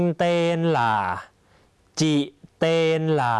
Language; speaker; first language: Vietnamese; non-native, fluent; Thai